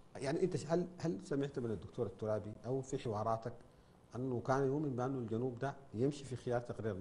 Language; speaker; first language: Arabic; native; Arabic